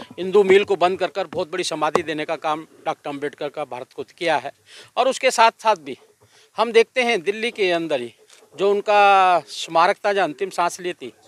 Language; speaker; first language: Hindi; native; Hindi